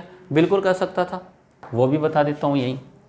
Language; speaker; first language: Hindi; native; Hindi